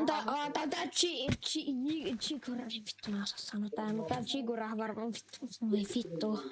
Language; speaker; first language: Finnish; native; Finnish